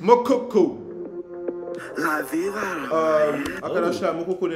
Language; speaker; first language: Turkish; non-native, learner; English